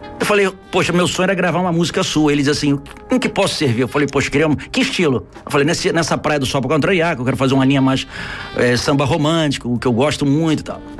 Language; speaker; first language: Portuguese; native; Portuguese